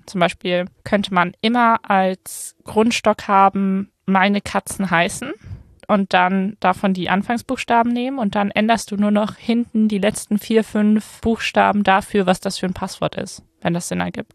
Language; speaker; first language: German; native; German